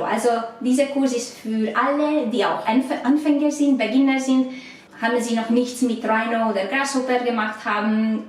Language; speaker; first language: German; non-native, learner; Hungarian